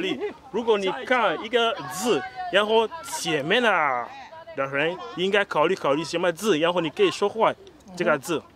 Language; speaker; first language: Chinese; non-native, learner; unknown